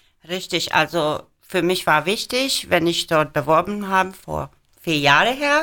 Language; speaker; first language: German; non-native, learner; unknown